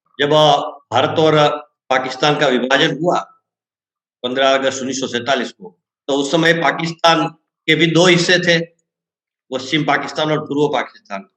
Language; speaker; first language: Hindi; non-native, local second language; Gujarati